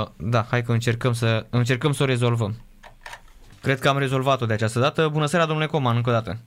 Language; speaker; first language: Romanian; native; Romanian